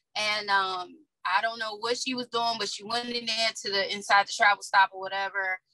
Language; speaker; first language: English; native; English